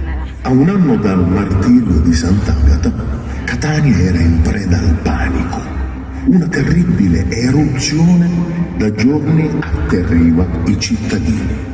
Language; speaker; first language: Italian; native; Italian